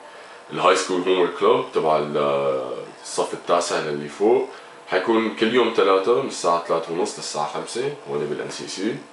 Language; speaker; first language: Arabic; native; Arabic